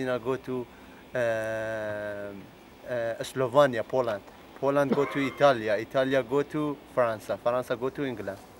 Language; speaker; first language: English; non-native, learner; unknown